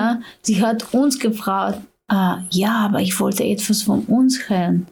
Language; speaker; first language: German; non-native, learner; Slovenian